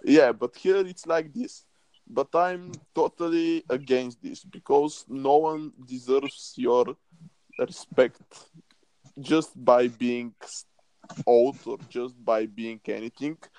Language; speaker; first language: English; non-native, fluent; Bulgarian